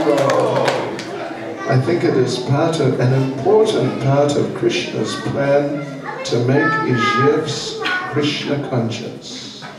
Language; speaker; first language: English; native; English